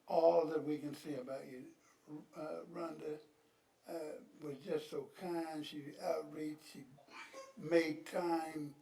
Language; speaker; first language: English; native; English